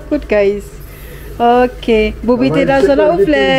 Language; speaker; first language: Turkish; non-native, learner; Indonesian